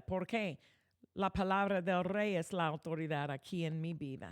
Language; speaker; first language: Spanish; non-native, fluent; English